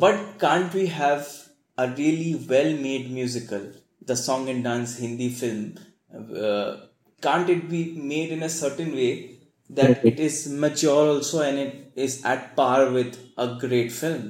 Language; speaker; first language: English; non-native, local second language; Assamese